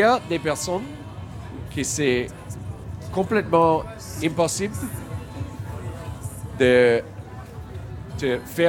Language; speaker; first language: French; non-native, learner; English